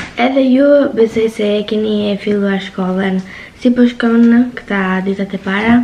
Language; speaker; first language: Albanian; early bilingual, heritage; Albanian